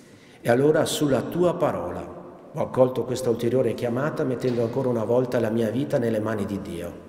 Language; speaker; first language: Italian; native; Italian